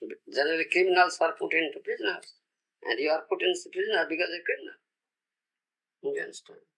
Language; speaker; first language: English; non-native, local second language; Odia